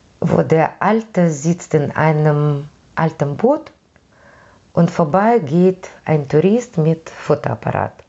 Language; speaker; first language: German; non-native, fluent; Russian